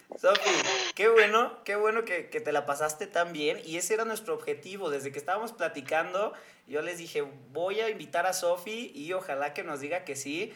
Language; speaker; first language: Spanish; native; Spanish